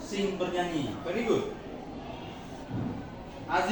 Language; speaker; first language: English; non-native, learner; Indonesian